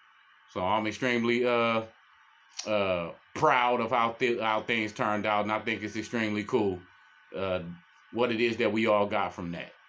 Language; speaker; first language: English; native; English